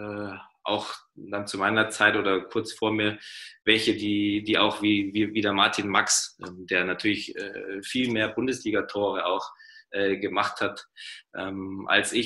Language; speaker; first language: German; native; German